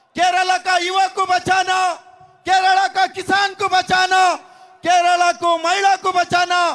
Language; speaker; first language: Hindi; non-native, local second language; Kannada